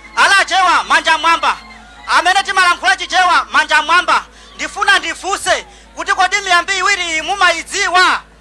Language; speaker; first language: Nyanja; native; Nyanja